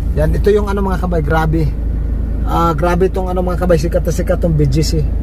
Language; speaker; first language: Filipino; non-native, local second language; Cebuano